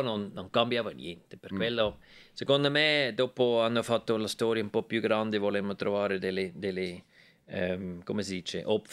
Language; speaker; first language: Italian; non-native, local second language; German